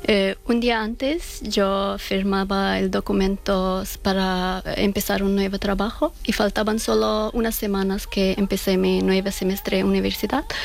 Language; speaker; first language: Spanish; non-native, fluent; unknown